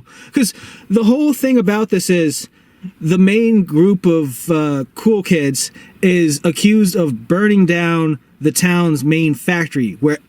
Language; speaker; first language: English; native; English